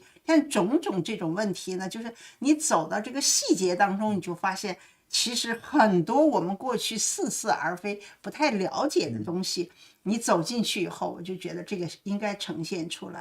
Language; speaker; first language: Chinese; native; Chinese